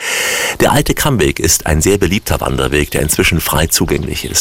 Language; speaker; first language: German; native; German